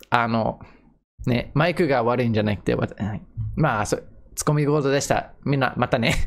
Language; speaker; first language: Japanese; non-native, fluent; English